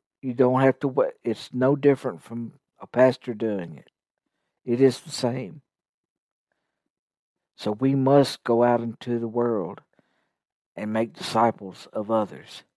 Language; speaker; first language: English; native; English